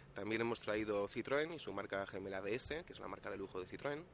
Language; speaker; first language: Spanish; native; Spanish